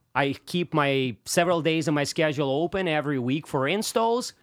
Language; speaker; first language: English; non-native, fluent; Russian